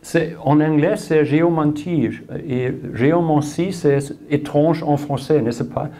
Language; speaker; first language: French; non-native, learner; German